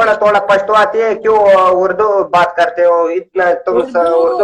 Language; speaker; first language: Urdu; non-native, learner; Pashto